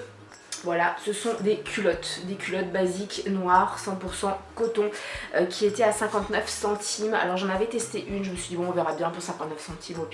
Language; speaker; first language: French; native; French